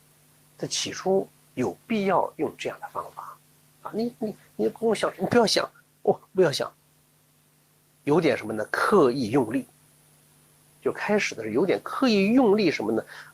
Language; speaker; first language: Chinese; native; Chinese